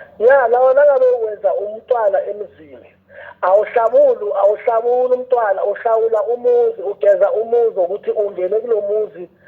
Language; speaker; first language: Zulu; non-native, local second language; South Ndebele